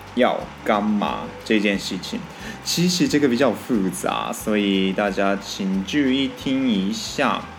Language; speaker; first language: Chinese; non-native, fluent; Japanese